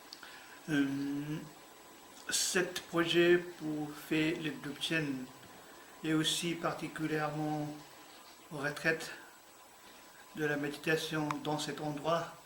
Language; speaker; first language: French; non-native, learner; Tibetan